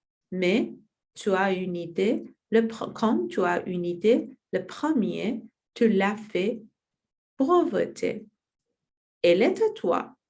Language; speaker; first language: French; non-native, learner; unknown